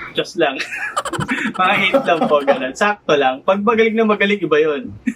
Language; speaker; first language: Filipino; native; Filipino